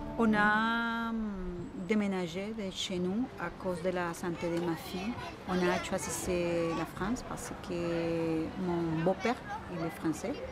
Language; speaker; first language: French; non-native, fluent; Spanish